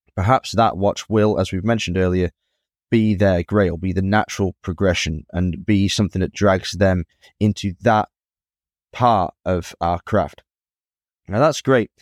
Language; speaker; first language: English; native; English